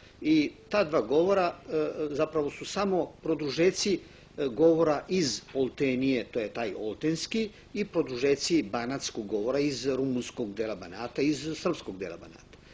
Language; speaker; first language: Bosnian; non-native, local second language; Romanian